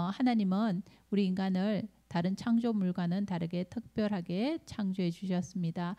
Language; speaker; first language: Korean; native; Korean